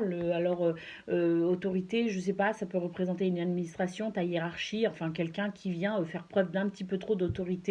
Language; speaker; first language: French; native; French